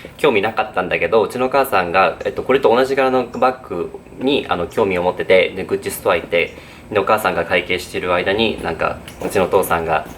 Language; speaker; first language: Japanese; early bilingual, heritage; Japanese